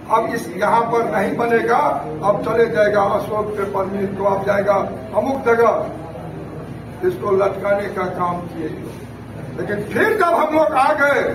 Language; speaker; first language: Hindi; native; Hindi